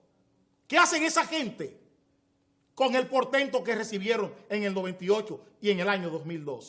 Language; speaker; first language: Spanish; native; Spanish